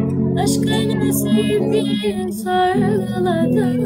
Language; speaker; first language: Turkish; non-native, learner; Arabic